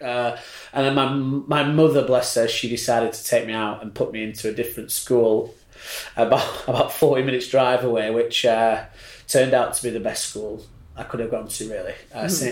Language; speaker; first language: English; native; English